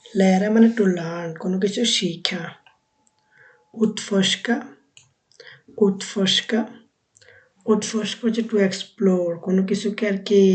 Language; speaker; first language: Bangla; native; Bangla